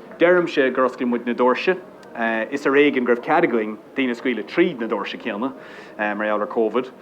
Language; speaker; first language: Irish; non-native, local second language; English